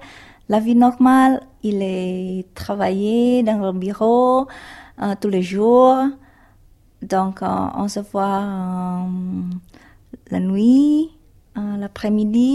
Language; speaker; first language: French; non-native, learner; Indonesian